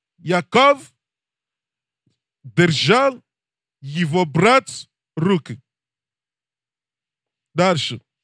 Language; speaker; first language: Russian; non-native, learner; English